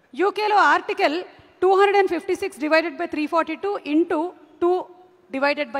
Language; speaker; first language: Telugu; native; Telugu